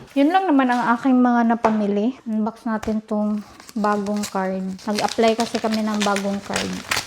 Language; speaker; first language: Filipino; non-native, local second language; Cebuano